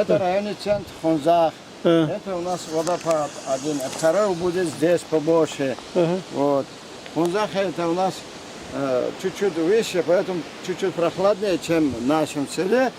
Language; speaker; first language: Russian; non-native, local second language; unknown